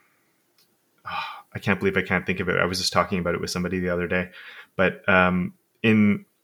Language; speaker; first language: English; native; English